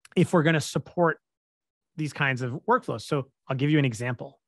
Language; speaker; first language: English; native; English